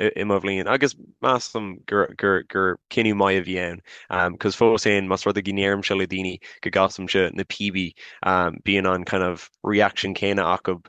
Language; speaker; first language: Irish; non-native, local second language; English